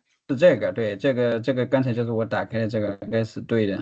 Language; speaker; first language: Chinese; native; Chinese